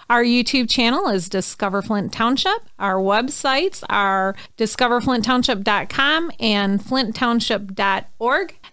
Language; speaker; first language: English; native; English